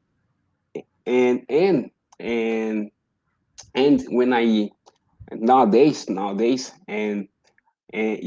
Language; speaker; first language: English; non-native, learner; Portuguese